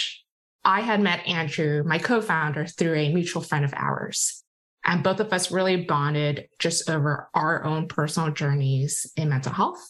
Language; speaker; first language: English; non-native, local second language; Cantonese